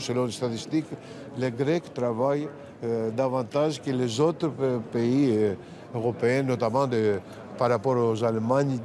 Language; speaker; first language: French; non-native, fluent; Greek